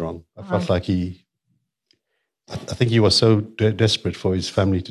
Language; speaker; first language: English; native; English